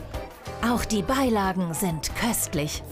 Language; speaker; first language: German; native; German